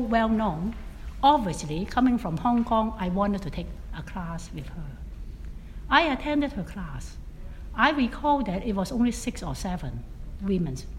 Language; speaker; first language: English; non-native, local second language; Cantonese